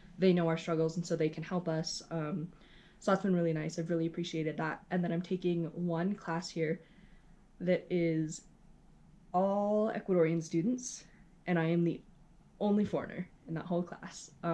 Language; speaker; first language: English; native; English